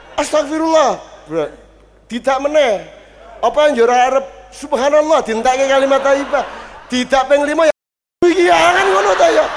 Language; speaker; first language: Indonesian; non-native, local second language; Javanese